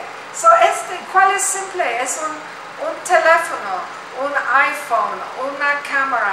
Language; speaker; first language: Spanish; non-native, learner; English